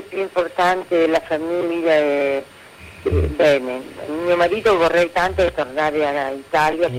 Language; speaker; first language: Italian; native; Italian